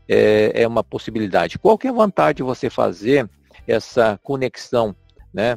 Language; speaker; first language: Portuguese; native; Portuguese